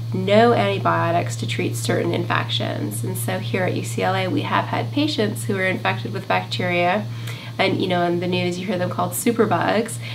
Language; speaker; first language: English; native; English